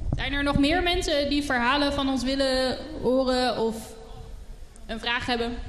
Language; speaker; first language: Dutch; native; Dutch